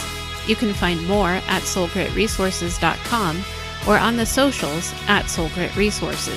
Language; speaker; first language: English; native; English